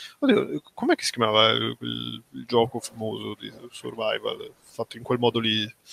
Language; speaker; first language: Italian; native; Italian